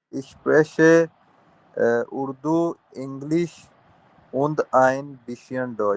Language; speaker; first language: German; non-native, learner; Urdu